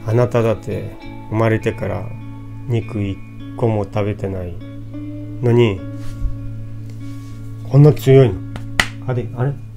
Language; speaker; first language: Japanese; non-native, fluent; Portuguese